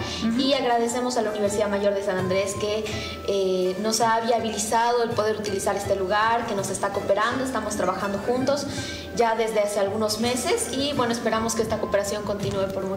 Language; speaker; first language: Spanish; native; Spanish